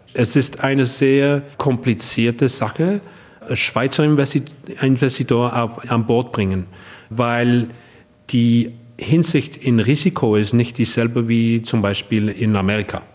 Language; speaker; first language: German; non-native, local second language; French